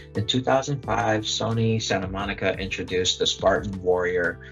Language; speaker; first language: English; native; English